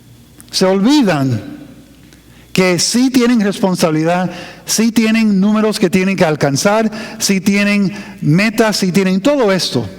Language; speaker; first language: Spanish; non-native, fluent; English